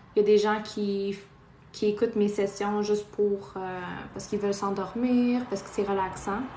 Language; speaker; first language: French; non-native, local second language; Portuguese